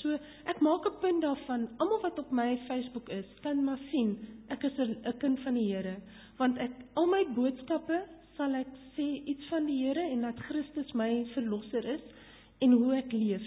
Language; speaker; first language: Afrikaans; non-native, local second language; English